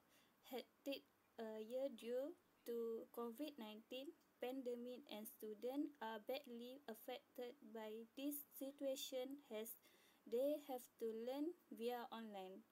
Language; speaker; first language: English; non-native, fluent; Malay